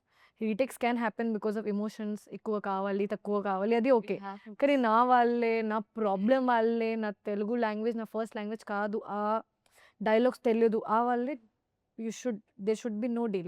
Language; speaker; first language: Telugu; non-native, fluent; Hindi